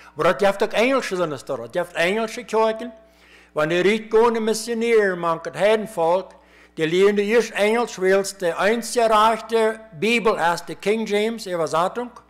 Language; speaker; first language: German; early bilingual, heritage; Plautdietsch